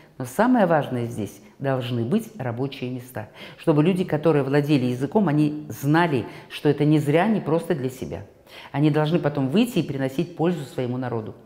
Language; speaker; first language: Russian; native; Russian